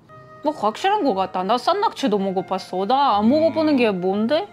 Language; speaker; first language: Korean; non-native, learner; Russian